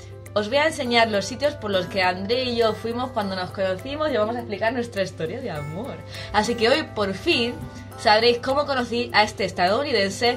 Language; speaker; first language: Spanish; native; Spanish